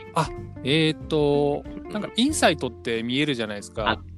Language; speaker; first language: Japanese; native; Japanese